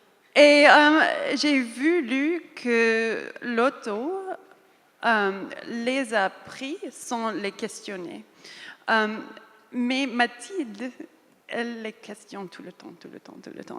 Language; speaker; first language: French; non-native, fluent; English